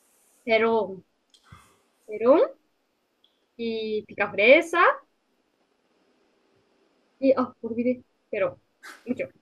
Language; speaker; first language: Spanish; non-native, learner; Japanese